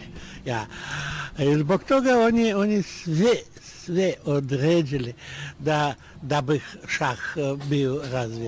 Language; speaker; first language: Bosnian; non-native, learner; Russian